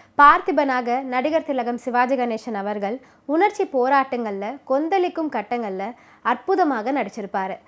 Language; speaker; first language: Tamil; native; Tamil